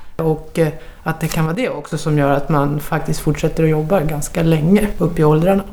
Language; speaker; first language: Swedish; native; Swedish